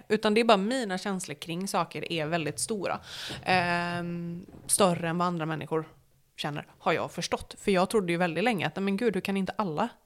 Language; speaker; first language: Swedish; native; Swedish